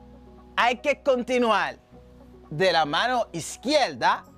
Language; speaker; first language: Spanish; non-native, fluent; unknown